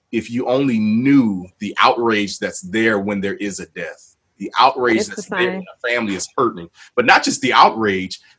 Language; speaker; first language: English; native; English